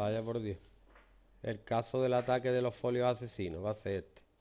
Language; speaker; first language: Spanish; native; Spanish